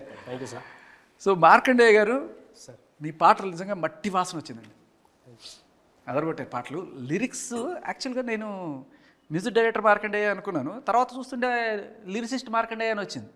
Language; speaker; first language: Telugu; native; Telugu